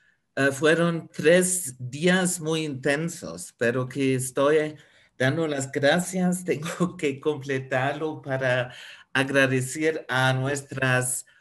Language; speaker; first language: Spanish; non-native, fluent; German